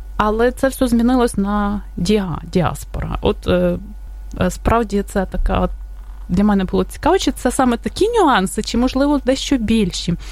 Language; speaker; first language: Ukrainian; native; Ukrainian